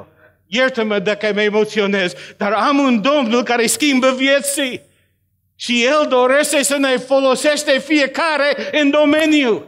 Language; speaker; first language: Romanian; non-native, learner; English